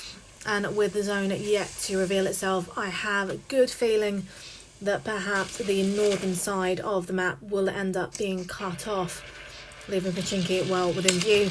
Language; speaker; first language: English; native; English